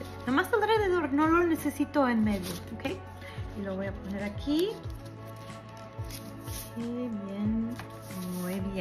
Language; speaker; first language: Spanish; early bilingual, heritage; Spanish